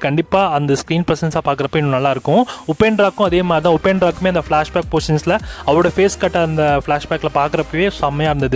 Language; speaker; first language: Tamil; native; Tamil